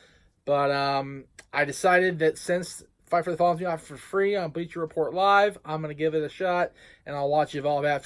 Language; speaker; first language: English; native; English